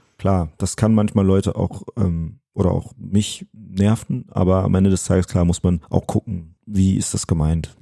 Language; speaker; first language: German; early bilingual, other home language; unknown